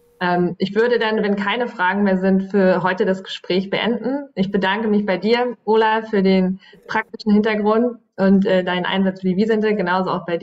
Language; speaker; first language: German; native; German